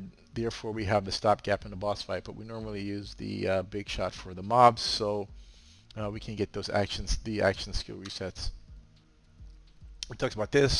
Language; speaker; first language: English; native; English